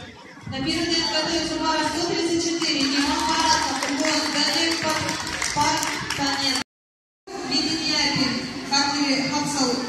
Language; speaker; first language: Russian; native; Russian